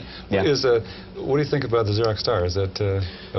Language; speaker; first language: English; native; English